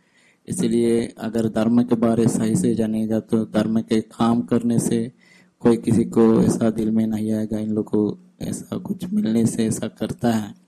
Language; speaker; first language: Hindi; non-native, fluent; Sinhala